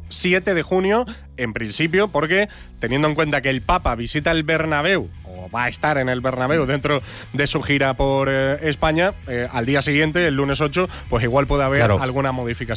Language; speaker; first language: Spanish; native; Spanish